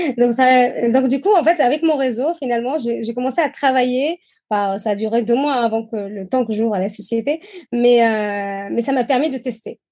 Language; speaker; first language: French; non-native, fluent; Arabic